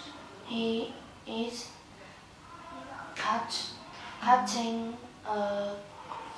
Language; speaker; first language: English; non-native, learner; Vietnamese